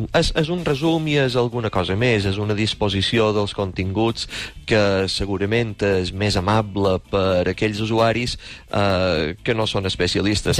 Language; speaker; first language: Catalan; native; Catalan